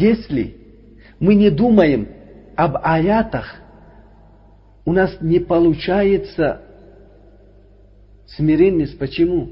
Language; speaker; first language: Russian; non-native, learner; Uzbek